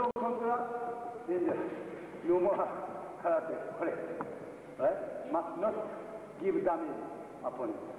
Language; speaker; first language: English; non-native, learner; Japanese